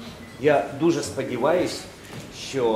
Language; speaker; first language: Ukrainian; native; Ukrainian